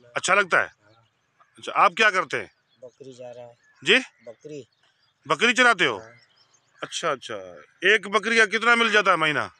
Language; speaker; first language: Urdu; non-native, local second language; Sindhi